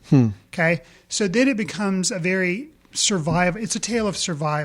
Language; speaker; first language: English; native; English